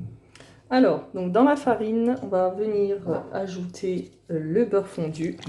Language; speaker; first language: French; native; French